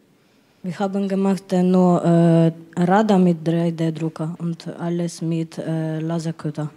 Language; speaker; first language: German; non-native, learner; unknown